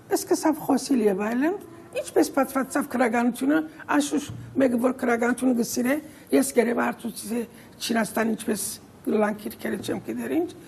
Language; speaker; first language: Armenian; early bilingual, heritage; Armenian